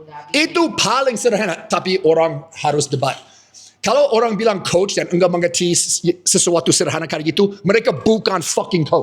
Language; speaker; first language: Indonesian; non-native, fluent; English